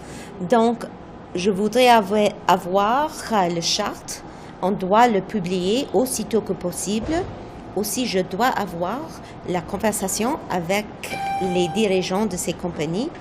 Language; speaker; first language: French; non-native, fluent; English